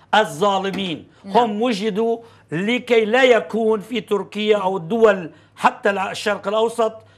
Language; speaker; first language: Arabic; non-native, fluent; Turkish